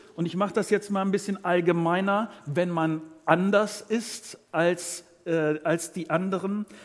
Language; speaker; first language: German; native; German